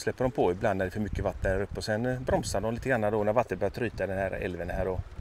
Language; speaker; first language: Swedish; native; Swedish